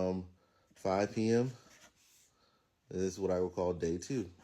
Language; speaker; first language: English; native; English